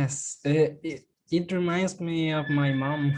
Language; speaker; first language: English; non-native, learner; Spanish